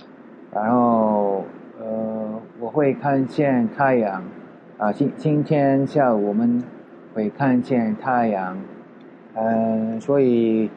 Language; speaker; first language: Chinese; non-native, learner; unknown